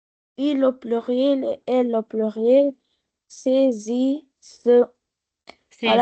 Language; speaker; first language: French; non-native, local second language; Arabic